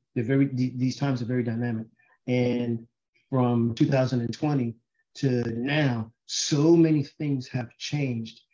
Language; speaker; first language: English; native; English